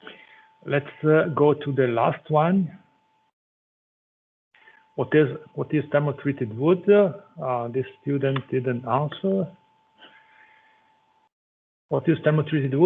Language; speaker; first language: English; non-native, fluent; Italian